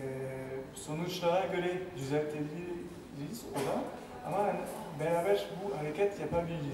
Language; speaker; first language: Turkish; non-native, fluent; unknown